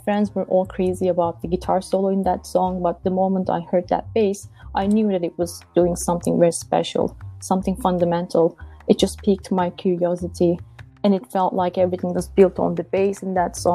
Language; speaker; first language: English; non-native, fluent; Turkish